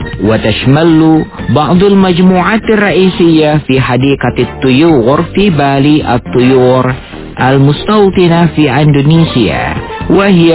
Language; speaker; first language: Arabic; non-native, fluent; Indonesian